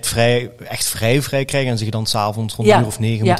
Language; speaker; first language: Dutch; native; Dutch